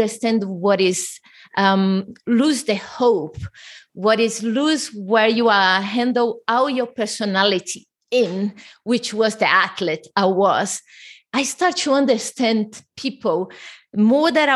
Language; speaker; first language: English; non-native, fluent; Portuguese